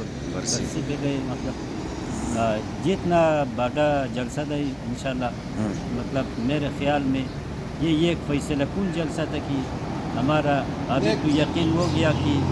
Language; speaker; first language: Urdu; non-native, local second language; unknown